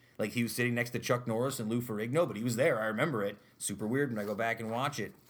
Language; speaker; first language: English; native; English